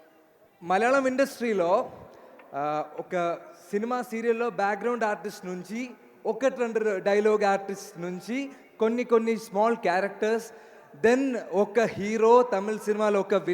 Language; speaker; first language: Telugu; non-native, learner; Malayalam